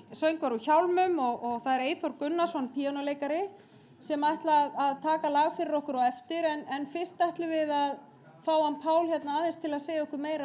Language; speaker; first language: Icelandic; native; Icelandic